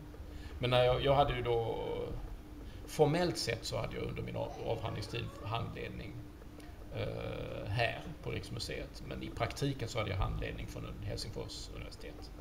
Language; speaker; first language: Swedish; native; Swedish